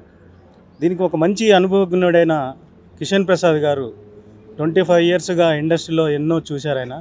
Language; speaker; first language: Telugu; native; Telugu